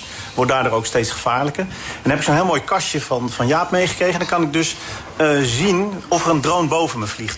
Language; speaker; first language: Dutch; native; Dutch